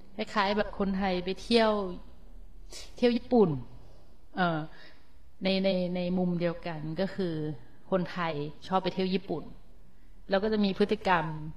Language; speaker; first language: Thai; native; Thai